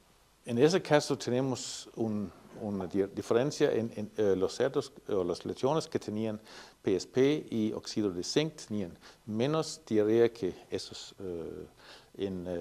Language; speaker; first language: Spanish; non-native, fluent; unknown